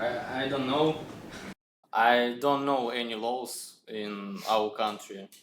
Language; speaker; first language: English; non-native, learner; Russian